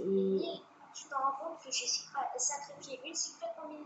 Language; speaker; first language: French; native; French